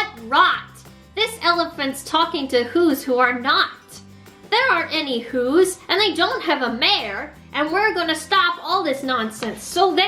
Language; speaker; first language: English; native; English